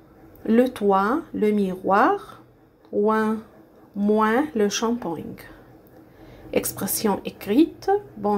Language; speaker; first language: French; non-native, fluent; Arabic